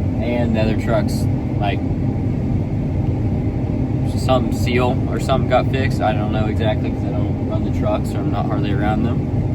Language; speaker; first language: English; native; English